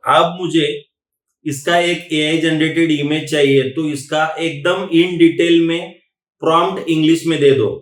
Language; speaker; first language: Hindi; non-native, local second language; Marathi